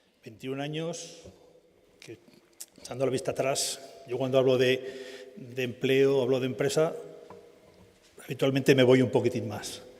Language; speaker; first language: Spanish; native; Spanish